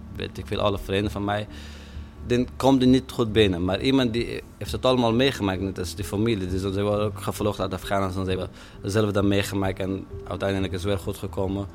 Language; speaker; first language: Dutch; non-native, fluent; Persian